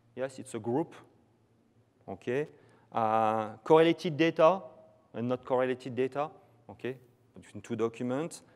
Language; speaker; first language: English; non-native, fluent; French